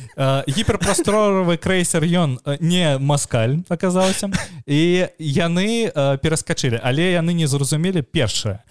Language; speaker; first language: Belarusian; non-native, local second language; Russian